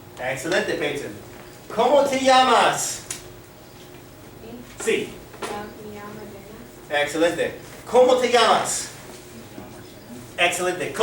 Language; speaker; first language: Spanish; non-native, fluent; English